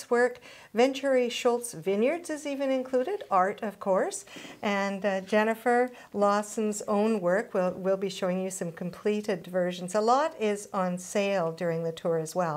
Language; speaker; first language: English; native; English